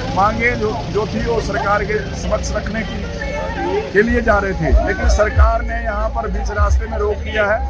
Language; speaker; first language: Hindi; native; Hindi